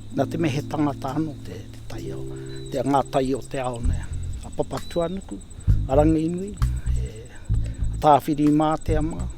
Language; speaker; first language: Māori; native; Māori